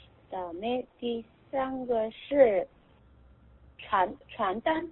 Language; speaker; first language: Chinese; non-native, learner; Korean